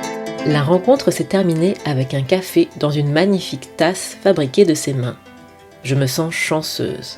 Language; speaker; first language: French; native; French